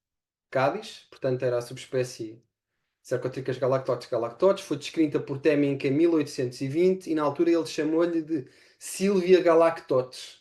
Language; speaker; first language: Portuguese; native; Portuguese